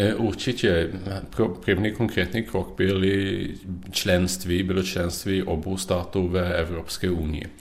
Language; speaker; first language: Czech; non-native, fluent; Swedish